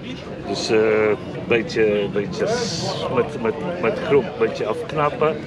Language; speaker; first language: Dutch; non-native, learner; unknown